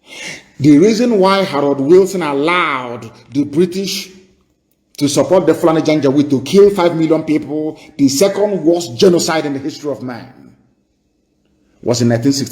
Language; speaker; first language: English; non-native, local second language; Igbo